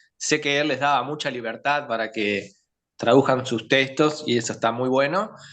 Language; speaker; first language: Spanish; native; Spanish